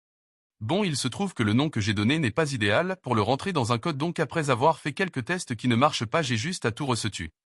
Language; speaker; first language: French; native; French